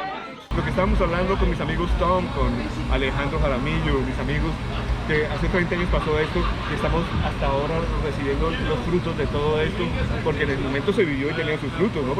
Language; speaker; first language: Spanish; native; Spanish